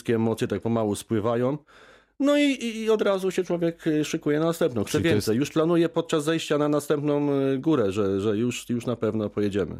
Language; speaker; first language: Polish; native; Polish